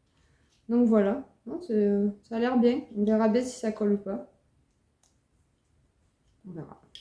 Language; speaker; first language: French; native; French